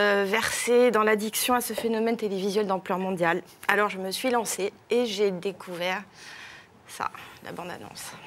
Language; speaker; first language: French; native; French